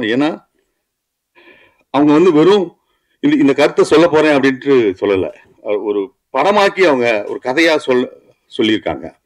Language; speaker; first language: Tamil; native; Tamil